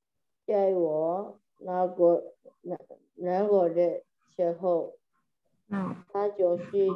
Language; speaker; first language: Chinese; non-native, learner; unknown